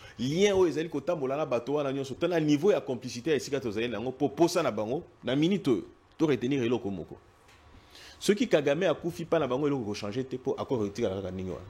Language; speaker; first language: Lingala; non-native, local second language; Luba-Lulua